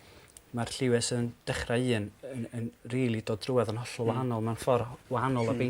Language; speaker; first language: Welsh; native; Welsh